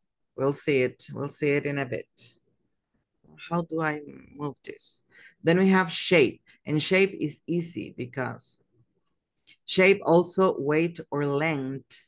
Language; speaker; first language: English; non-native, fluent; Spanish